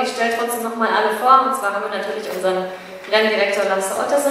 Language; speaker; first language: German; native; German